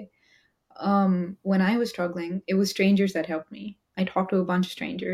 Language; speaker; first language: English; non-native, local second language; Hindi